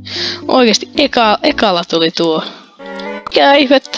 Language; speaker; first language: Finnish; native; Finnish